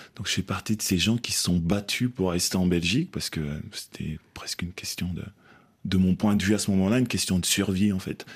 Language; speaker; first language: French; native; French